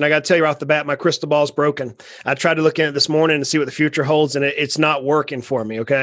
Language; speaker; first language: English; native; English